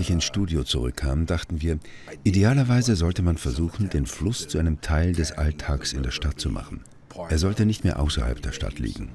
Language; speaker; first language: German; native; German